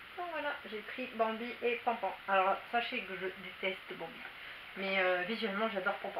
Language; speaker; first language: French; native; French